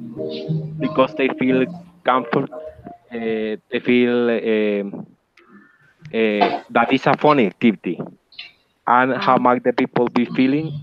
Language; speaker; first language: English; non-native, learner; Spanish